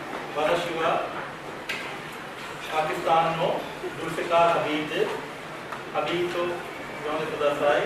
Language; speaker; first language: Japanese; non-native, learner; Urdu